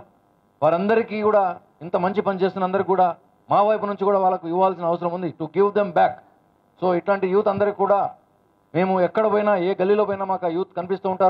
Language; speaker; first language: Telugu; native; Telugu